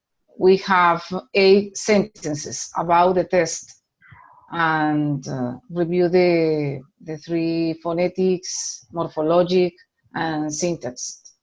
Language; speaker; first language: English; non-native, learner; Spanish